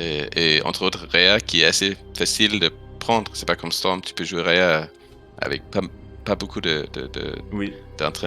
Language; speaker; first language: French; non-native, fluent; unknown